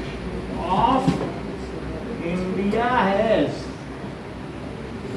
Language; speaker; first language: Hindi; native; Hindi